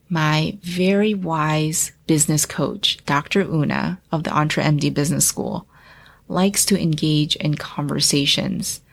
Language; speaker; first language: English; early bilingual, other home language; Chinese